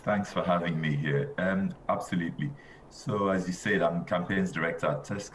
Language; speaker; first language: English; non-native, local second language; Igbo